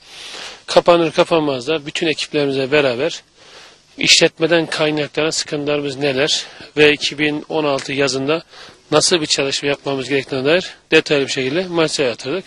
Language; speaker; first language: Turkish; native; Turkish